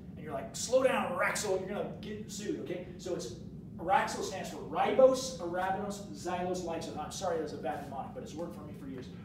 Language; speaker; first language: English; native; English